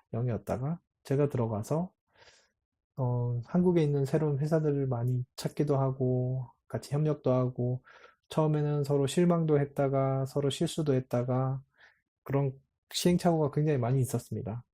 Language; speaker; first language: Korean; native; Korean